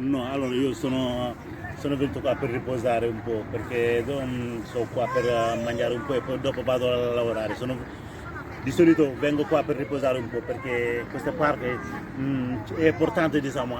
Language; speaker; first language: Italian; non-native, fluent; Wolof